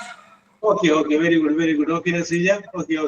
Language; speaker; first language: English; non-native, fluent; Malayalam